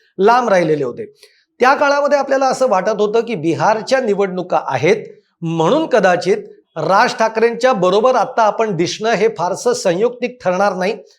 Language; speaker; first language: Marathi; native; Marathi